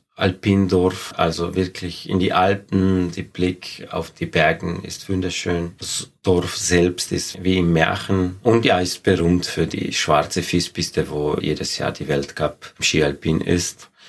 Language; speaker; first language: German; non-native, fluent; Slovenian